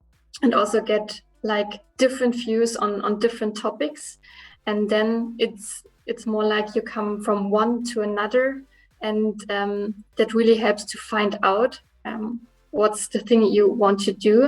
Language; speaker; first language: English; non-native, fluent; German